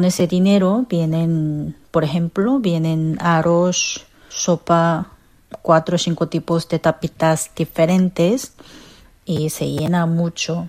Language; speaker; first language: Spanish; non-native, fluent; Korean